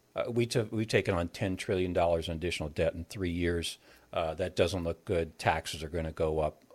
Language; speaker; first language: English; native; English